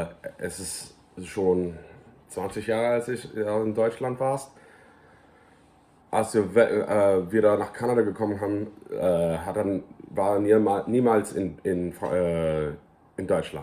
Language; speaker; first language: German; early bilingual, heritage; English